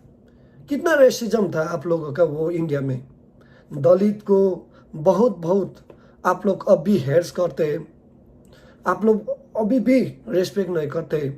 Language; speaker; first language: Hindi; non-native, learner; Nepali